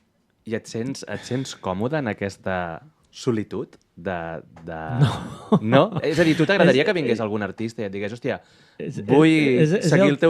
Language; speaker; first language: Catalan; native; Catalan